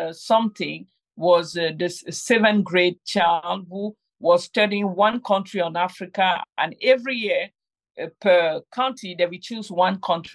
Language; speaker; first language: English; non-native, local second language; French